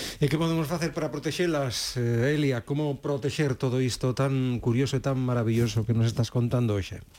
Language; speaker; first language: Galician; native; Galician